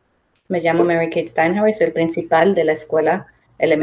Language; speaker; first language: Spanish; early bilingual, heritage; Spanish